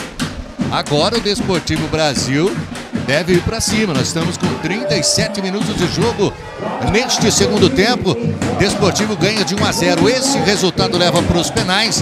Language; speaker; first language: Portuguese; native; Portuguese